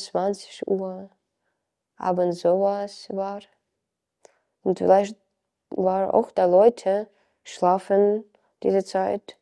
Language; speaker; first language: German; non-native, learner; Ukrainian